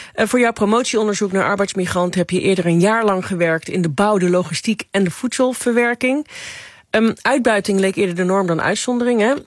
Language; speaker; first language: Dutch; native; Dutch